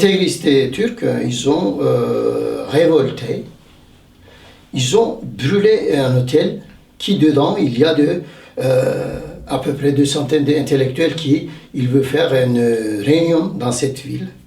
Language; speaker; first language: French; non-native, learner; Turkish